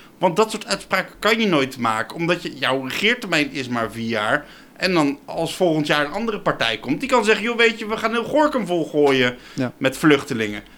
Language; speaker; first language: Dutch; native; Dutch